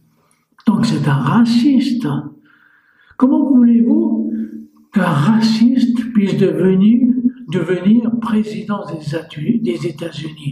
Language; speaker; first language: French; native; French